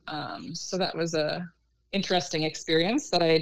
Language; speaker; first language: English; native; English